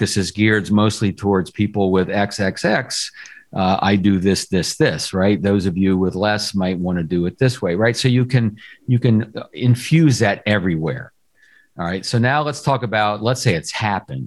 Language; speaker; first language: English; native; English